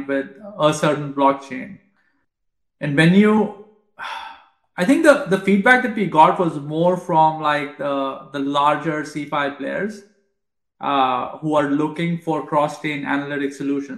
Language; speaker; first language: English; non-native, local second language; Hindi